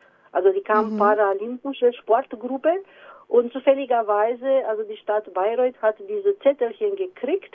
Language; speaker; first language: German; non-native, fluent; Romanian